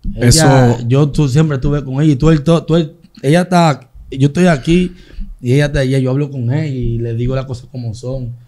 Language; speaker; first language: Spanish; native; Spanish